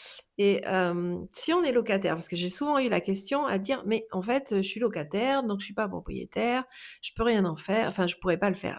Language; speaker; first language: French; native; French